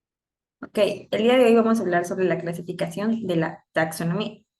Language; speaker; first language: Spanish; native; Spanish